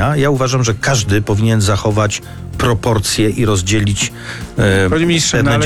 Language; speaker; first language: Polish; native; Polish